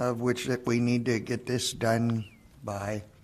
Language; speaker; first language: English; native; English